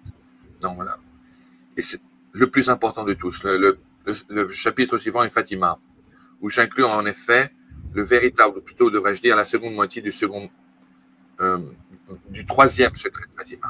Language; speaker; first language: French; native; French